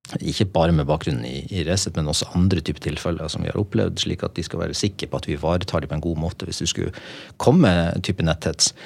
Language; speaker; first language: Norwegian; native; Norwegian